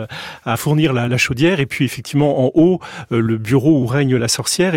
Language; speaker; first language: French; native; French